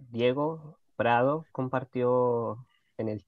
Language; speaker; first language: Spanish; native; Spanish